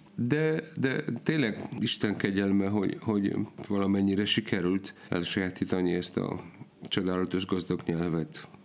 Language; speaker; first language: Hungarian; non-native, fluent; Polish